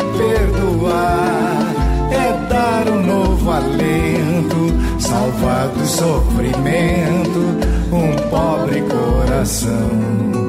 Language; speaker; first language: Portuguese; native; Portuguese